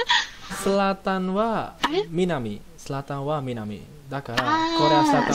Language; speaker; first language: Japanese; non-native, learner; Indonesian